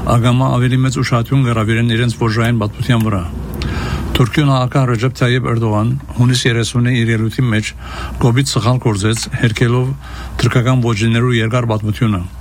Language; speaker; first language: Armenian; early bilingual, heritage; Armenian